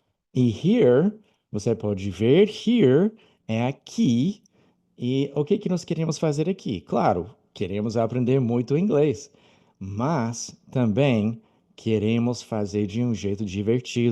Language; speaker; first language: Portuguese; non-native, fluent; English